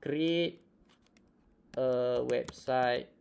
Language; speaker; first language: English; non-native, local second language; Malay